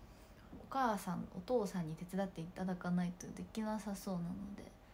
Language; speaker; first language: Japanese; native; Japanese